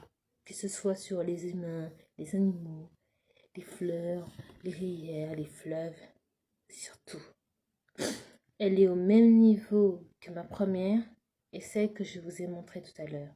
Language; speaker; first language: French; native; French